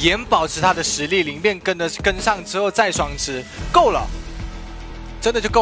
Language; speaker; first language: Chinese; native; Chinese